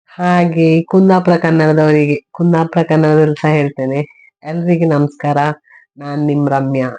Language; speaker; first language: Kannada; non-native, local second language; Tulu